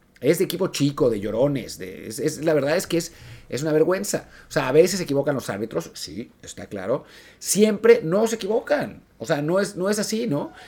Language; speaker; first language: Spanish; native; Spanish